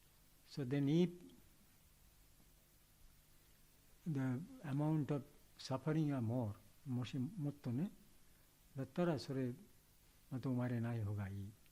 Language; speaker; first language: Japanese; non-native, learner; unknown